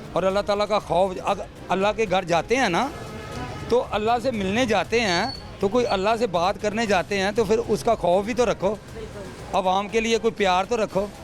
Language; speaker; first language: Urdu; non-native, local second language; Punjabi